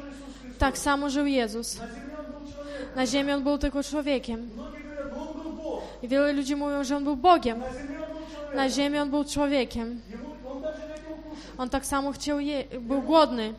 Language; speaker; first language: Polish; non-native, fluent; Ukrainian